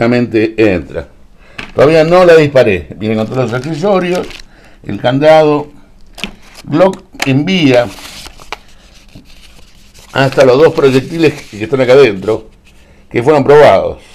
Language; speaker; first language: Spanish; native; Spanish